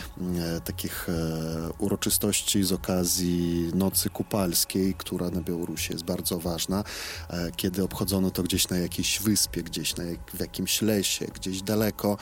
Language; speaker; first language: Polish; non-native, fluent; Belarusian